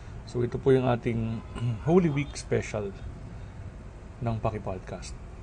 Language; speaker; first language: English; non-native, local second language; Filipino